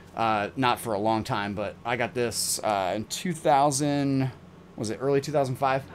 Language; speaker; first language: English; native; English